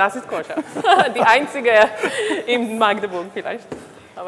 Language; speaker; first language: German; non-native, learner; Hebrew